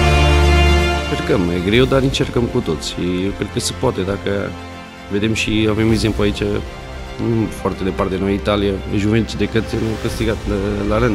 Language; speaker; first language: Romanian; non-native, fluent; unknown